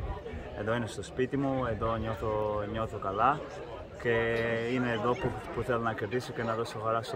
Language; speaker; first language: Greek; non-native, fluent; Portuguese